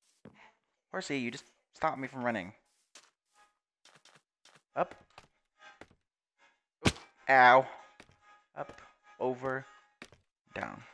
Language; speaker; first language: English; native; English